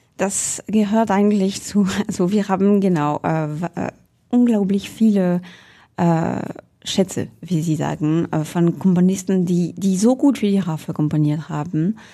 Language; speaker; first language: German; non-native, fluent; French